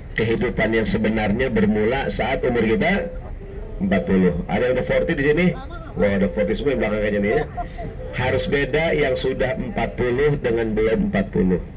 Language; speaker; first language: Indonesian; native; Indonesian